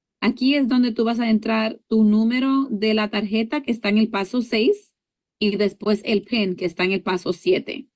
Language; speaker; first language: Spanish; early bilingual, heritage; English